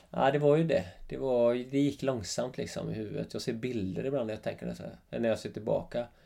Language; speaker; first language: Swedish; native; Swedish